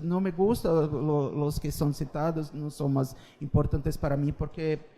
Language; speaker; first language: Spanish; non-native, fluent; Portuguese